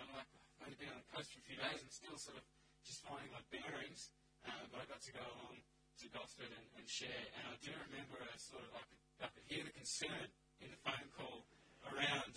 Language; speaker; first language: English; native; English